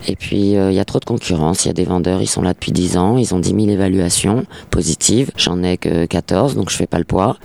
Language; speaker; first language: French; native; French